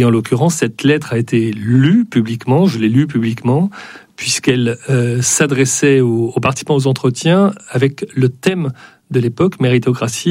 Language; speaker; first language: French; native; French